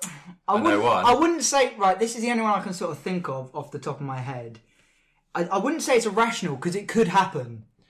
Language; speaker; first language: English; native; English